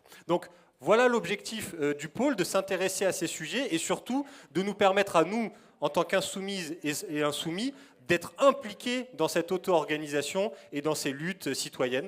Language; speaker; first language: French; native; French